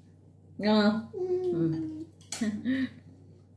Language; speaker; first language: Vietnamese; native; Vietnamese